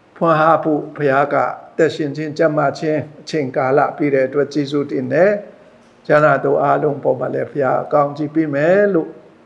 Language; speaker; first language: Burmese; non-native, local second language; Hakha Chin